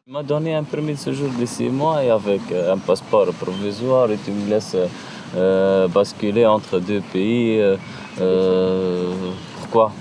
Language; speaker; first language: French; non-native, local second language; Arabic